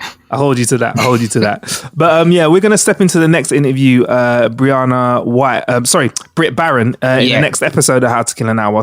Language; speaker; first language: English; native; English